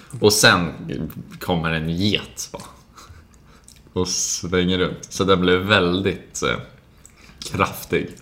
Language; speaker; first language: Swedish; native; Swedish